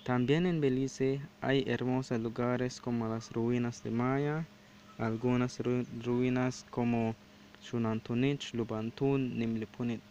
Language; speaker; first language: Spanish; non-native, learner; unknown